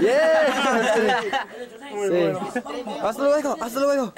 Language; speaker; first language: Spanish; non-native, learner; English